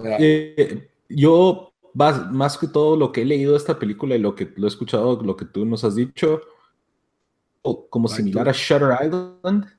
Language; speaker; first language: Spanish; native; Spanish